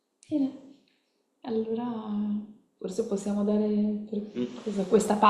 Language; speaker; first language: Italian; native; Italian